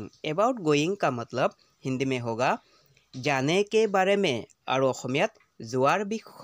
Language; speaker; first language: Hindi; non-native, local second language; Assamese